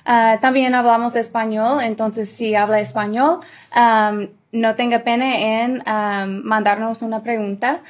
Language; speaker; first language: Spanish; early bilingual, other home language; English